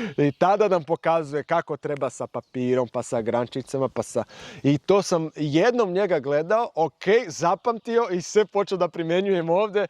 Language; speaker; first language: Serbian; non-native, fluent; Portuguese